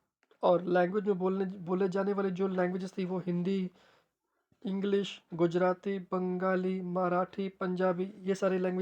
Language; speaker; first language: Hindi; native; Hindi